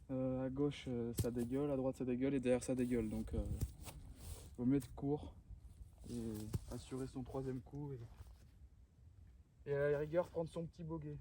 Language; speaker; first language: French; native; French